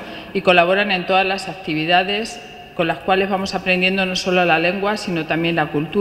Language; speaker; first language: Spanish; native; Spanish